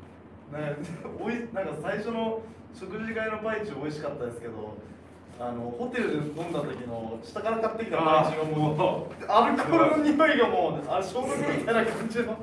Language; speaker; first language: Japanese; native; Japanese